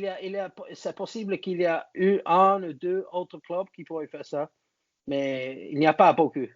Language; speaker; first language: French; non-native, learner; English